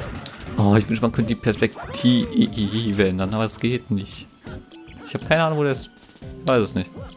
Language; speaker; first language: German; native; German